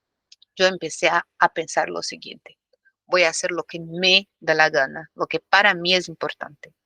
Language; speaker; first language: Spanish; non-native, fluent; Portuguese